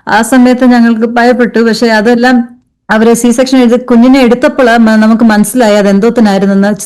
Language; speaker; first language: Malayalam; early bilingual, heritage; Malayalam